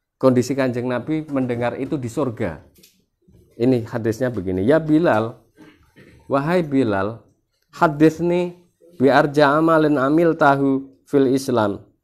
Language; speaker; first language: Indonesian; non-native, local second language; Javanese